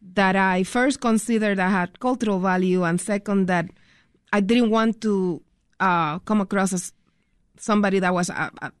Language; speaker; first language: English; non-native, fluent; Spanish